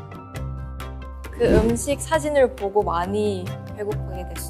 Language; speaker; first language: Korean; non-native, fluent; Indonesian